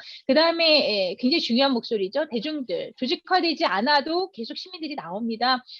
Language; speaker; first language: Korean; native; Korean